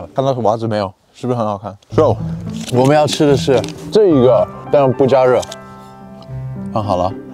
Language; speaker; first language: Chinese; non-native, fluent; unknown